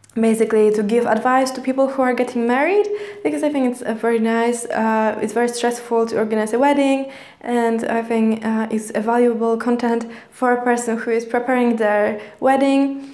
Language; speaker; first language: English; non-native, fluent; Polish